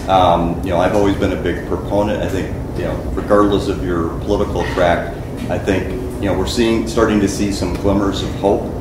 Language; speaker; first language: English; native; English